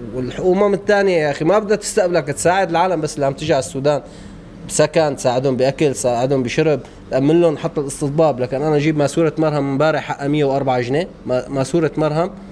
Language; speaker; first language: Arabic; native; Arabic